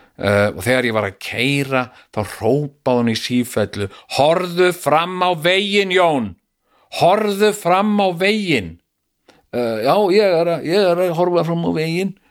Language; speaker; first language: Icelandic; native; Icelandic